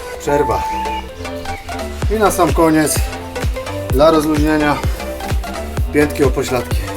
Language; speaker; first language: Polish; native; Polish